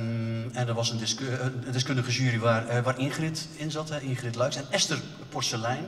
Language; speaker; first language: Dutch; native; Dutch